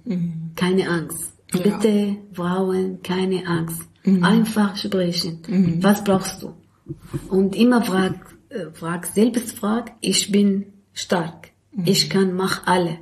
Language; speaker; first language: German; non-native, learner; Arabic